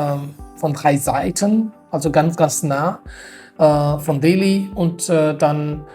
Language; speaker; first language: German; non-native, fluent; Haryanvi